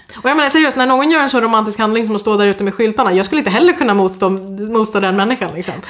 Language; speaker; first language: Swedish; native; Swedish